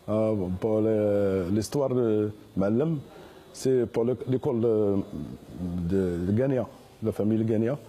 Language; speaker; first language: French; non-native, learner; Arabic